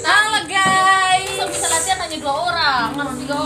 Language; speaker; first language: Indonesian; non-native, local second language; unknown